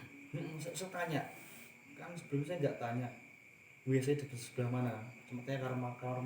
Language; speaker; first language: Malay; non-native, local second language; Javanese